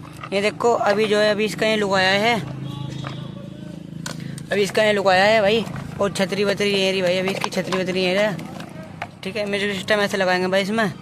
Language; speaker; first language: Hindi; native; Hindi